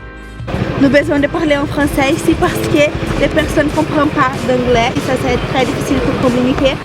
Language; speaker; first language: French; non-native, learner; Portuguese